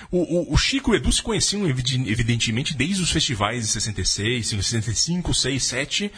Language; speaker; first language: Portuguese; native; Portuguese